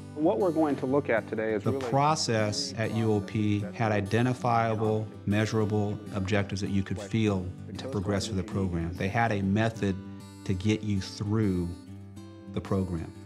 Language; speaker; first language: English; native; English